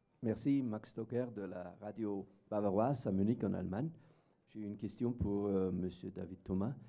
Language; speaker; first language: French; non-native, fluent; German